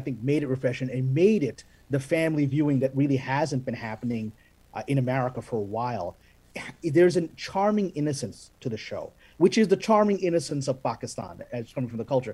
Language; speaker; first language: English; non-native, local second language; Urdu